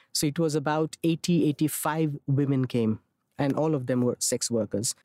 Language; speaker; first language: English; non-native, local second language; Marathi